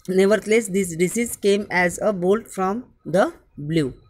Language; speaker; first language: English; non-native, local second language; Marathi